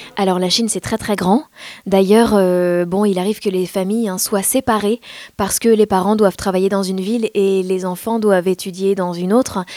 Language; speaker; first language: French; native; French